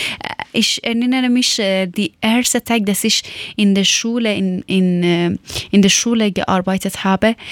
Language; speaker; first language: German; non-native, learner; Persian